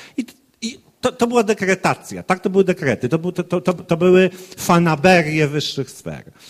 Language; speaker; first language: Polish; native; Polish